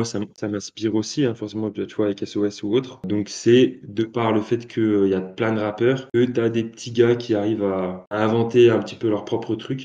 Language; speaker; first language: French; native; French